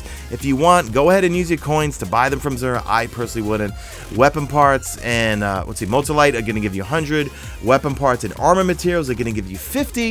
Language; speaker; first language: English; native; English